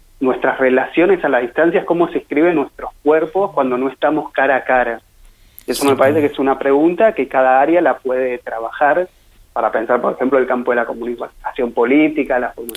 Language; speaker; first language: Spanish; native; Spanish